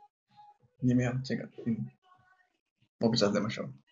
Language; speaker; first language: Chinese; non-native, learner; Japanese